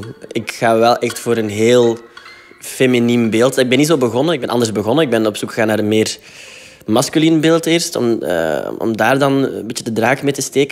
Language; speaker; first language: Dutch; native; Dutch